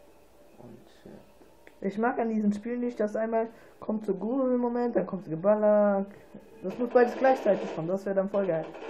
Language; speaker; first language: German; native; German